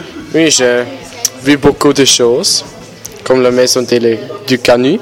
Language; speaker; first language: French; non-native, learner; German